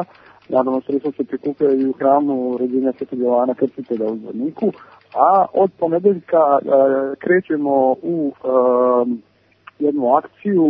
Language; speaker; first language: Serbian; native; Serbian